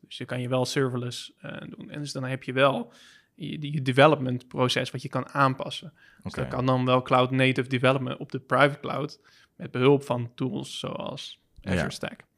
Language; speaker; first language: Dutch; native; Dutch